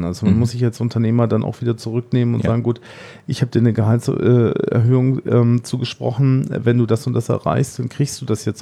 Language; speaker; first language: German; native; German